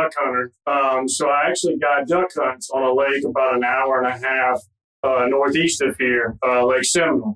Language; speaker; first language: English; native; English